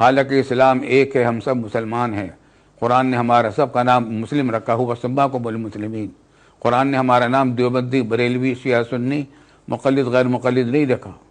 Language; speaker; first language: Urdu; native; Urdu